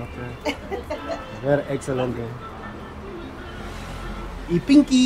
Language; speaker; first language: Spanish; non-native, learner; English